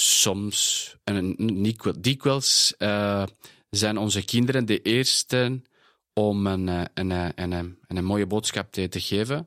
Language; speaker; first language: Dutch; non-native, fluent; Spanish